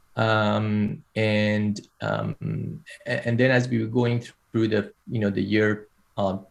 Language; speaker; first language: English; non-native, fluent; Persian